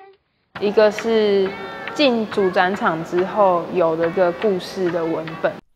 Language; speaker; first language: Chinese; native; Chinese